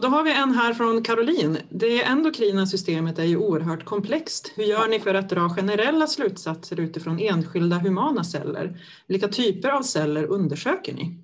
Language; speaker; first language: Swedish; native; Swedish